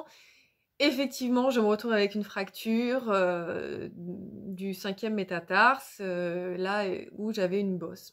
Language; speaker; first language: French; native; French